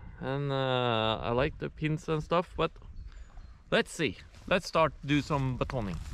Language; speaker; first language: English; non-native, fluent; Norwegian